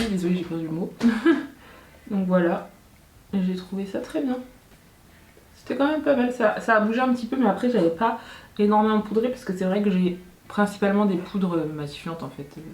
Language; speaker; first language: French; native; French